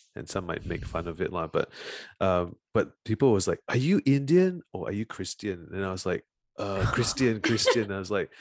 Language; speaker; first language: English; native; English